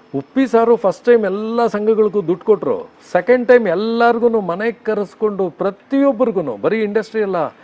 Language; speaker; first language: Kannada; native; Kannada